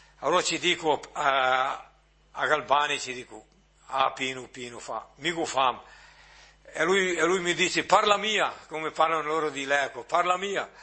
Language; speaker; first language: Italian; native; Italian